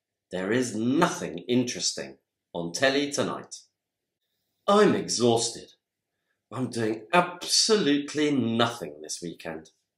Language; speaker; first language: English; native; English